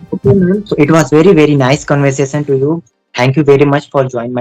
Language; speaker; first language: English; non-native, local second language; Hindi